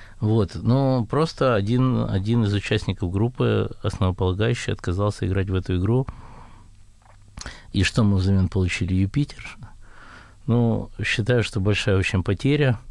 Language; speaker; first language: Russian; native; Russian